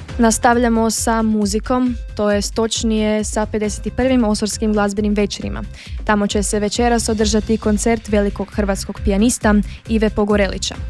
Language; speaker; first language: Croatian; native; Croatian